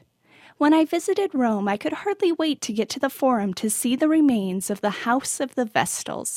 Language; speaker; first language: English; native; English